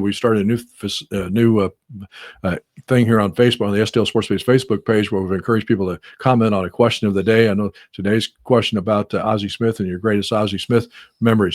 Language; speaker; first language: English; native; English